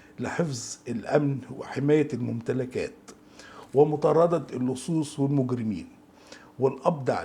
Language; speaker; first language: Arabic; native; Arabic